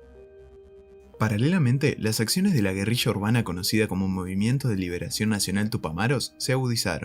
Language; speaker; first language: Spanish; native; Spanish